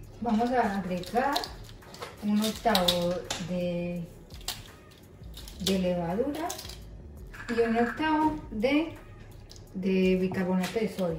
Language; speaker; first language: Spanish; native; Spanish